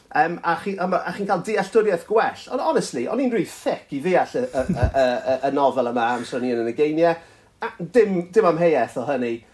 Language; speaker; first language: Welsh; native; Welsh